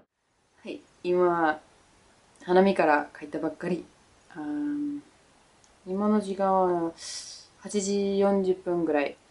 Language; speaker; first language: Japanese; non-native, learner; Danish